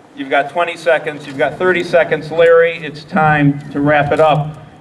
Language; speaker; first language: English; native; English